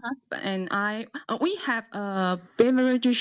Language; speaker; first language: English; non-native, learner; Chinese